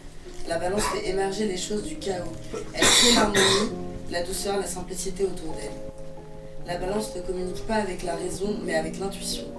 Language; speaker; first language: French; native; French